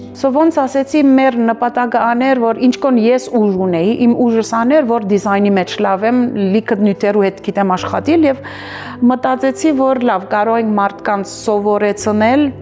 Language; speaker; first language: Armenian; early bilingual, heritage; Armenian